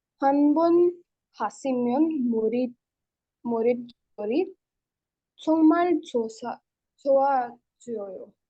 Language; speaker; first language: Korean; non-native, learner; Hindi